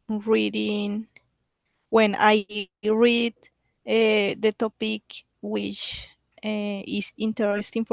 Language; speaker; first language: English; non-native, learner; Spanish